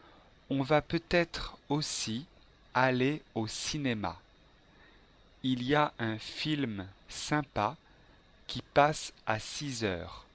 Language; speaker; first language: French; non-native, learner; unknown